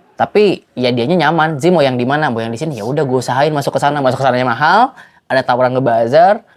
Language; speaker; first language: Indonesian; native; Indonesian